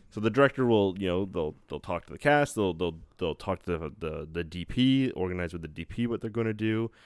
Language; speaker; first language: English; native; English